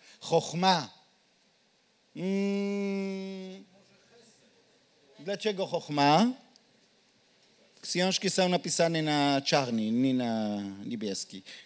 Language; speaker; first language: Polish; non-native, learner; Hebrew